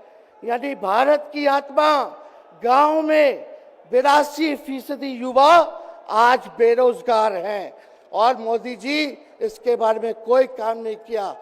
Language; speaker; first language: Hindi; native; Hindi